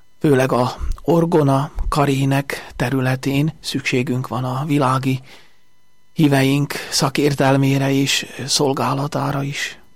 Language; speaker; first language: Hungarian; native; Hungarian